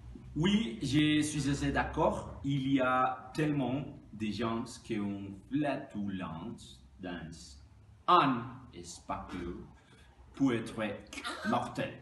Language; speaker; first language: French; non-native, learner; Spanish